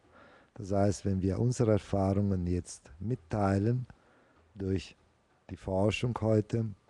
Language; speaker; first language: German; non-native, fluent; Italian